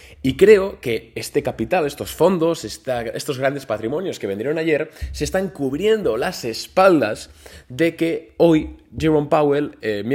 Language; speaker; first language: Spanish; native; Spanish